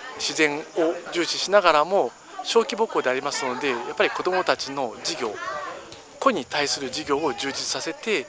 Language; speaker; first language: Japanese; native; Japanese